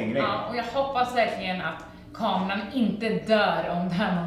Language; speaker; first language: Swedish; native; Swedish